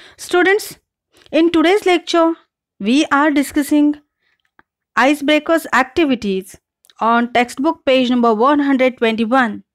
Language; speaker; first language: English; non-native, local second language; Marathi